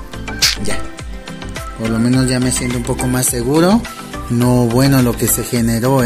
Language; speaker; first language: Spanish; native; Spanish